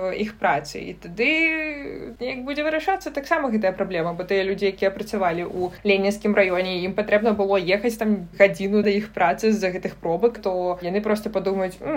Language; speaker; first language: Belarusian; non-native, local second language; Russian